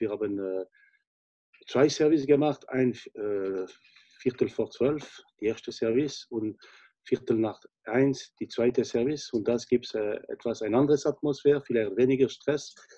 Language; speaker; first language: German; non-native, fluent; French